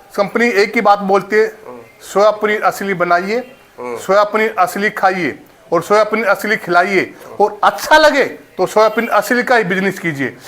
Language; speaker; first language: Hindi; native; Hindi